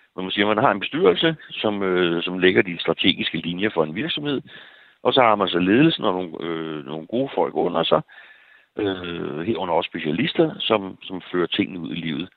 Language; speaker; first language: Danish; native; Danish